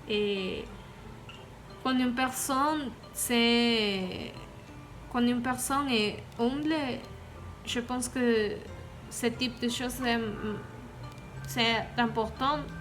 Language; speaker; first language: French; non-native, learner; Spanish